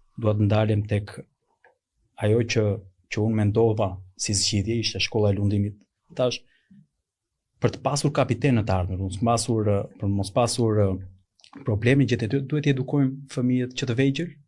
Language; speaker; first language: Albanian; native; Albanian